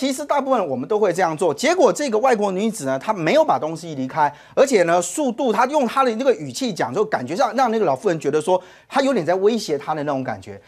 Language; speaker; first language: Chinese; native; Chinese